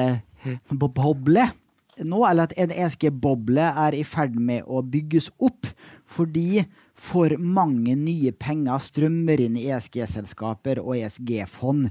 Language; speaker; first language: Norwegian; native; Norwegian